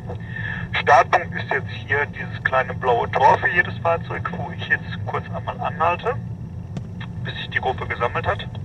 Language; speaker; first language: German; native; German